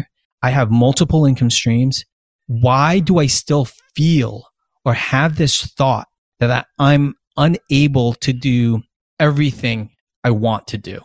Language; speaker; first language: English; native; English